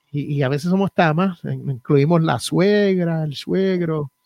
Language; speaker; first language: Spanish; native; Spanish